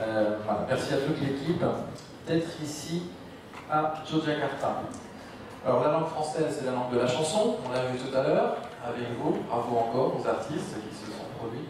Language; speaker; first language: French; native; French